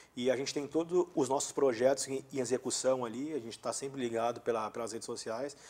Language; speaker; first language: Portuguese; native; Portuguese